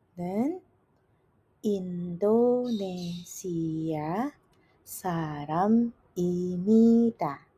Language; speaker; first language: Korean; non-native, fluent; Indonesian